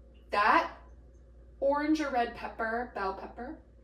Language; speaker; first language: English; native; English